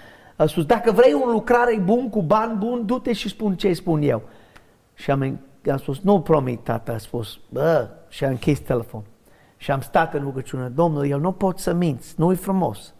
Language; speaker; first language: Romanian; non-native, learner; English